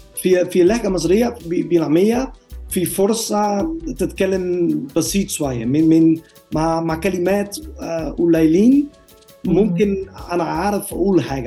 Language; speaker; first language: Arabic; non-native, learner; Dutch